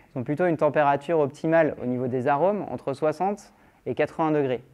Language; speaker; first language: French; native; French